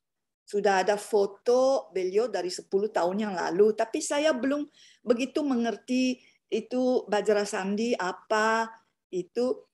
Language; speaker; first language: Indonesian; non-native, fluent; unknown